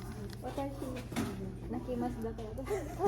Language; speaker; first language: Japanese; non-native, learner; Filipino